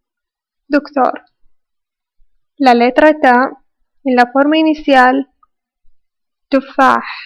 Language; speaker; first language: Spanish; non-native, fluent; Arabic